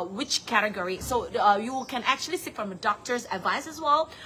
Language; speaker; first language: English; non-native, local second language; Chinese